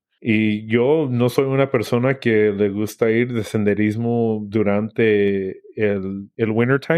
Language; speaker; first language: Spanish; early bilingual, heritage; English